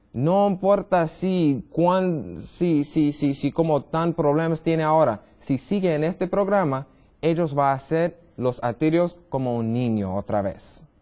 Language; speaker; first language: Spanish; non-native, learner; English